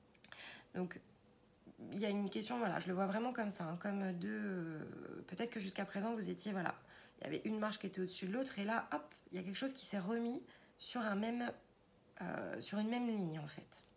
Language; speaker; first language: French; native; French